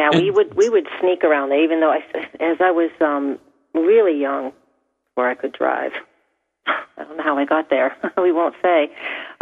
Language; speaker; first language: English; native; English